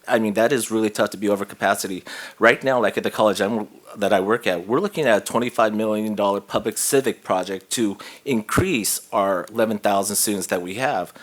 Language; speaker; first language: English; native; English